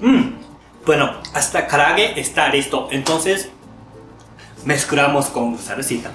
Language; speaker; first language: Spanish; non-native, learner; Japanese